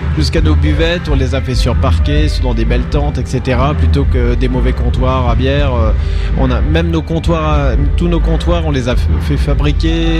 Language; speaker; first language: French; native; French